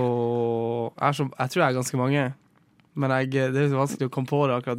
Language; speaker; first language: Norwegian; native; Norwegian